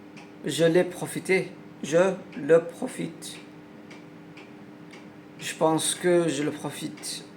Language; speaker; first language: French; non-native, learner; Arabic